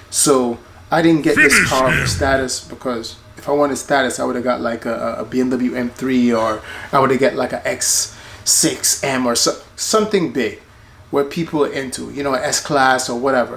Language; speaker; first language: English; native; English